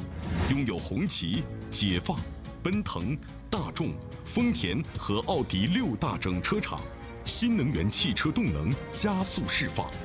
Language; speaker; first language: Chinese; native; Chinese